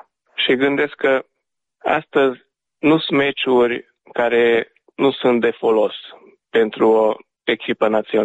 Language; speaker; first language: Romanian; non-native, learner; Hungarian